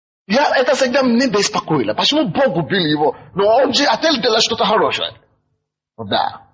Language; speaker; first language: Russian; non-native, fluent; Yoruba